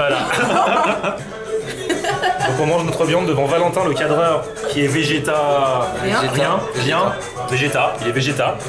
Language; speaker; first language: French; native; French